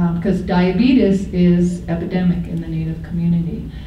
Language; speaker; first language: English; native; English